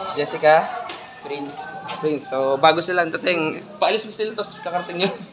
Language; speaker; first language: Filipino; native; Filipino